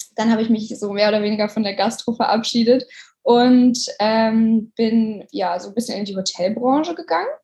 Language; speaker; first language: German; native; German